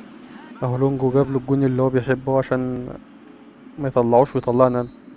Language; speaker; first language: Arabic; native; Arabic